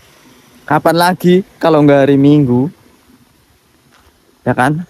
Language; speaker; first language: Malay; non-native, local second language; Javanese